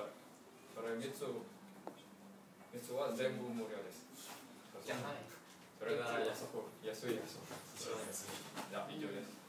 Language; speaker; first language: Japanese; non-native, learner; Indonesian